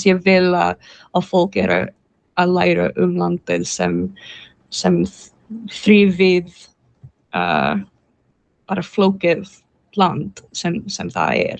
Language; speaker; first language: Icelandic; non-native, learner; English